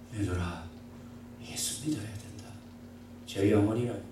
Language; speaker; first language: Korean; native; Korean